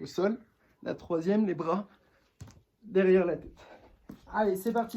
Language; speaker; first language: French; native; French